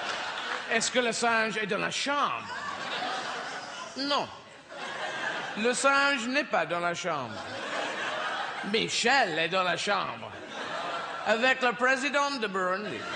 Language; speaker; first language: French; non-native, fluent; English